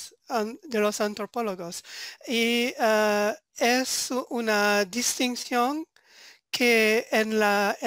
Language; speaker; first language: Spanish; non-native, fluent; French